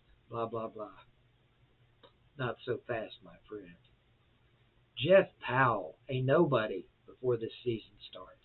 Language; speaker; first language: English; native; English